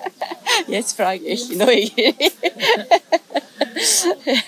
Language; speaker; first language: German; non-native, learner; Korean